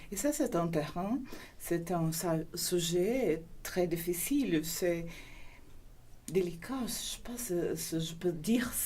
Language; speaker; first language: French; non-native, learner; Portuguese